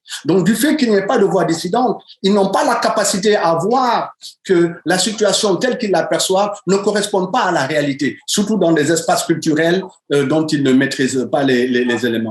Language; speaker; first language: French; native; French